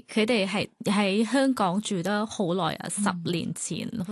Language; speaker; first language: Cantonese; non-native, learner; Thai